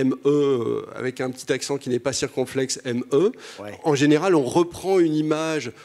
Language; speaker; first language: French; native; French